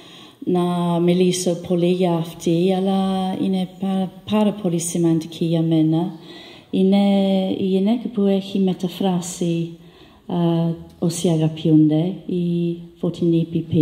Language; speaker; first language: Greek; non-native, learner; English